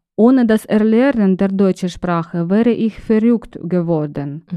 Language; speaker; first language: German; non-native, learner; Ukrainian